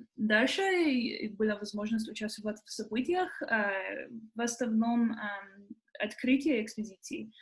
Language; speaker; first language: Russian; non-native, fluent; English